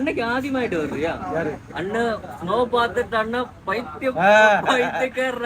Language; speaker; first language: Tamil; non-native, learner; Malayalam